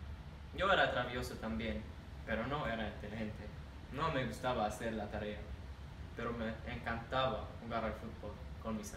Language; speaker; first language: Spanish; non-native, learner; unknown